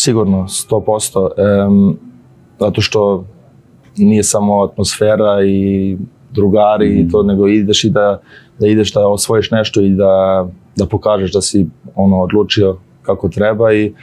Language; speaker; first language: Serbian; early bilingual, heritage; Serbian